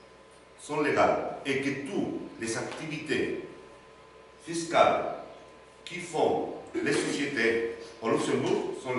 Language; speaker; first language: French; non-native, learner; Spanish